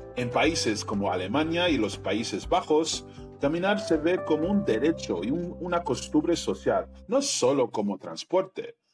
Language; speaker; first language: Spanish; non-native, fluent; English